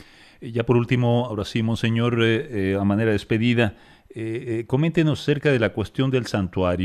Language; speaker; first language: Spanish; native; Spanish